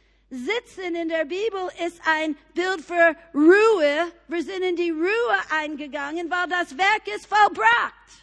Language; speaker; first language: German; non-native, fluent; English